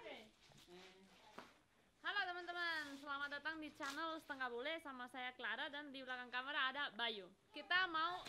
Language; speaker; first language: Indonesian; non-native, fluent; English